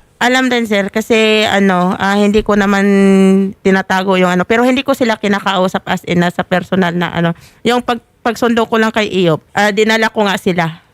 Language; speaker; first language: Filipino; non-native, local second language; Cebuano